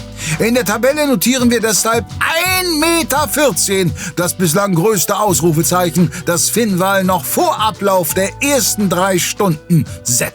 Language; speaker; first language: German; native; German